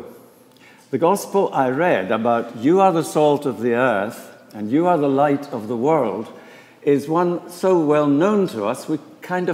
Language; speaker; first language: English; native; English